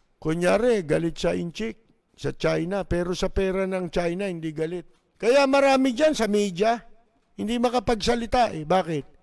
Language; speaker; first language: Filipino; native; Filipino